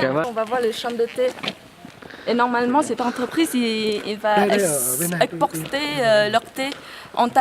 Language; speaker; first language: French; non-native, fluent; Vietnamese